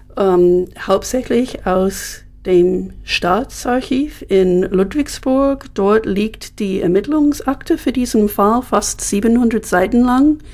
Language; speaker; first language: German; non-native, fluent; English